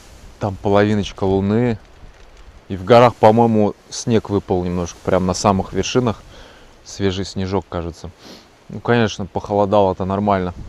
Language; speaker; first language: Russian; native; Russian